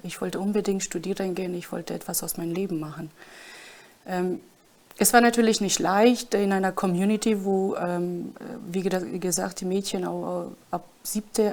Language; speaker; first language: German; non-native, fluent; Romany